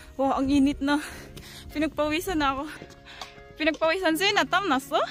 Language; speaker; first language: Filipino; native; Filipino